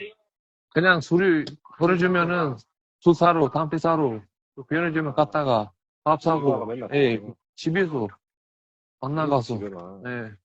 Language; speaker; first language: Korean; non-native, learner; Uzbek